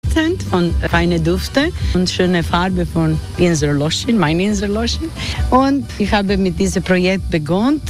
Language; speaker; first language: German; non-native, learner; Croatian